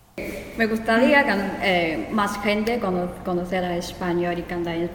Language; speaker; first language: Spanish; non-native, fluent; Chinese